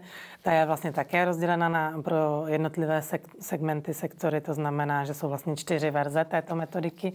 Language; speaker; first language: Czech; native; Czech